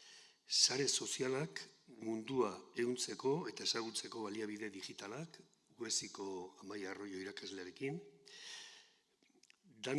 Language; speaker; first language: Basque; native; Basque